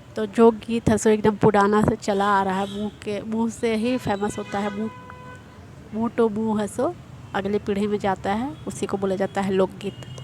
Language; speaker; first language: Hindi; native; Hindi